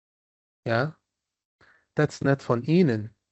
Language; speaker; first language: German; non-native, fluent; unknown